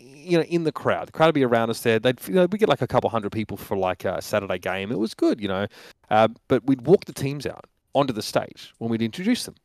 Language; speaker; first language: English; native; English